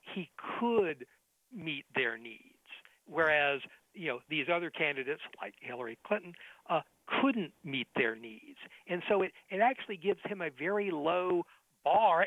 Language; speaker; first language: English; native; English